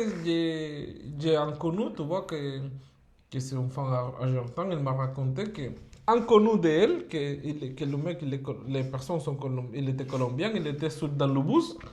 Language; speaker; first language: French; non-native, fluent; Spanish